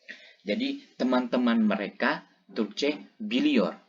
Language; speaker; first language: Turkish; non-native, fluent; Indonesian